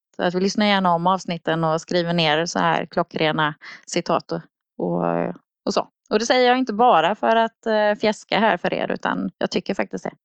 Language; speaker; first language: Swedish; native; Swedish